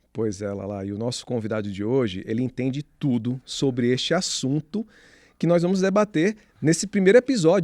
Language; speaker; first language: Portuguese; native; Portuguese